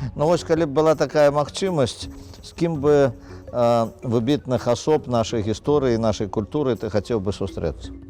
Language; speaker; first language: Belarusian; native; Belarusian